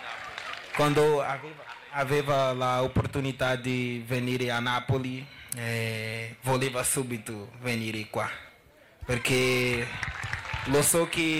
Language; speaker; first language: Italian; non-native, learner; Portuguese